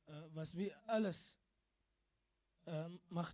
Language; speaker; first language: German; non-native, learner; Arabic